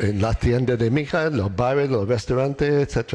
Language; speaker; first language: Spanish; non-native, learner; English